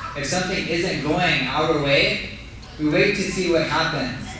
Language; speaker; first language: English; native; English